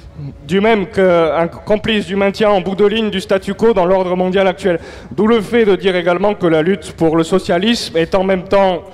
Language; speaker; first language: French; native; French